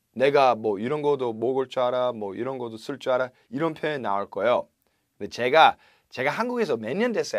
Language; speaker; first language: Korean; non-native, fluent; English